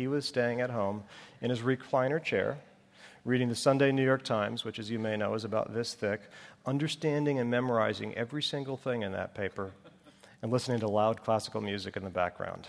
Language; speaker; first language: English; native; English